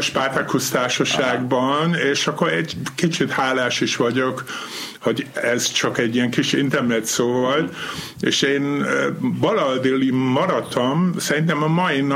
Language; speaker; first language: Hungarian; non-native, fluent; Dutch